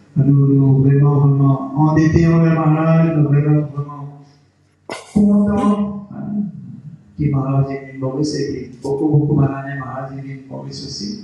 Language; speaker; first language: French; non-native, local second language; Morisyen